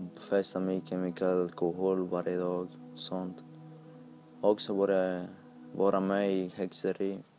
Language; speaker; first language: Swedish; early bilingual, other home language; Spanish